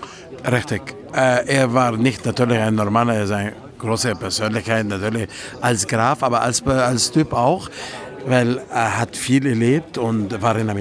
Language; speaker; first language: German; non-native, fluent; Italian